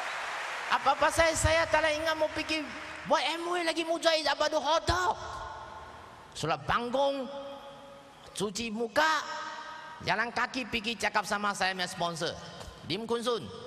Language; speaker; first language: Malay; non-native, local second language; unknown